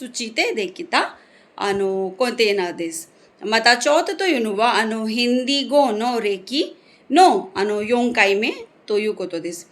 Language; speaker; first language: Japanese; non-native, fluent; Hindi